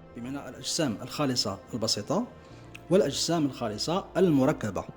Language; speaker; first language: Arabic; native; Arabic